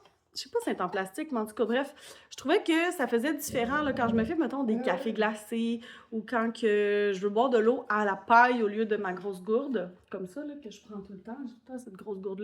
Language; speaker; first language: French; native; French